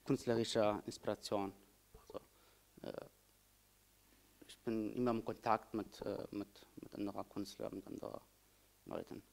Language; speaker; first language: German; non-native, fluent; Kurdish